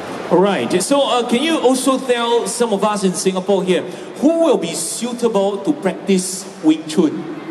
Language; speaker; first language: English; non-native, local second language; Chinese